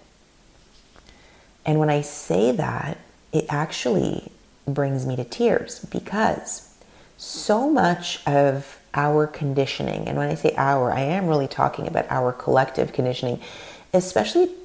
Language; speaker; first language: English; non-native, fluent; Russian